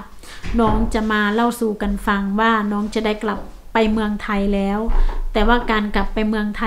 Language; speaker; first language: Thai; non-native, local second language; Lao